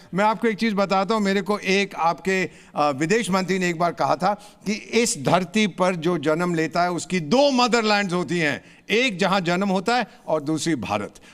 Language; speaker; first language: Hindi; native; Hindi